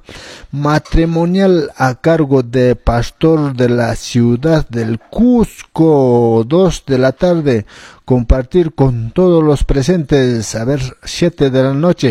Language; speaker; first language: Spanish; non-native, local second language; Quechua